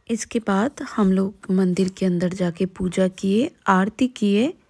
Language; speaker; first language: Hindi; non-native, local second language; Bangla